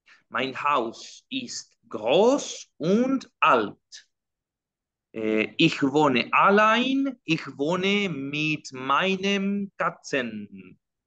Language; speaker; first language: German; non-native, fluent; Spanish